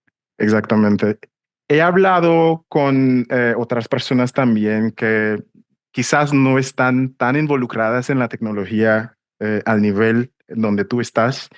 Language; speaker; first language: Spanish; non-native, fluent; English